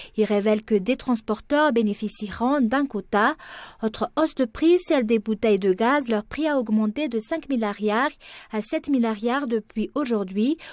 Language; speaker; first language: French; non-native, local second language; Malagasy